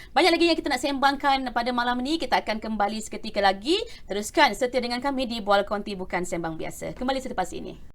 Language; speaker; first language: Malay; native; Malay